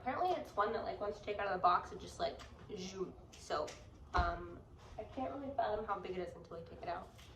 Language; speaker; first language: English; native; English